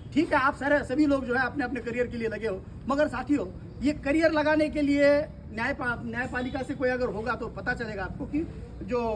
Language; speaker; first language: Hindi; non-native, local second language; Marathi